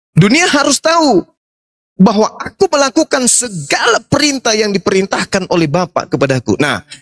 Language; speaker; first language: Indonesian; native; Indonesian